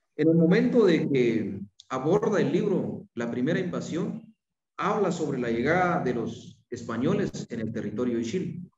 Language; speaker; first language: Spanish; non-native, local second language; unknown